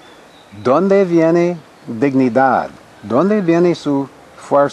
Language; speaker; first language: Spanish; non-native, fluent; English